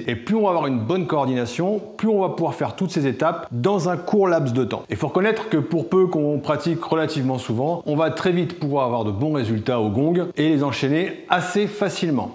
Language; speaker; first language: French; native; French